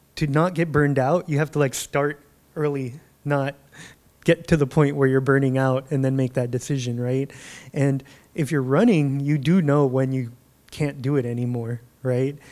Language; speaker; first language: English; native; English